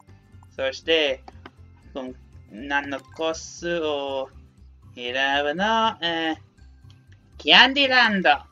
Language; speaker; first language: Japanese; non-native, learner; Spanish